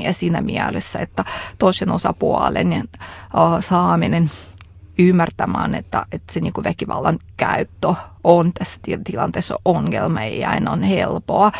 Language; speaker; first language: Finnish; non-native, fluent; Russian